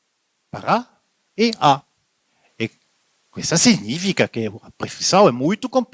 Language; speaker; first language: Portuguese; non-native, learner; French